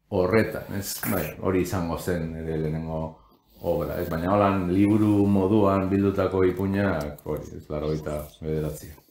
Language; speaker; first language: Basque; non-native, local second language; Spanish